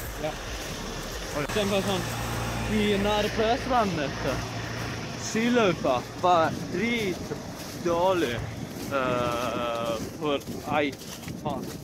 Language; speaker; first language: Norwegian; non-native, learner; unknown